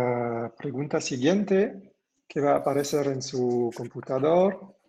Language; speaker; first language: Spanish; non-native, fluent; French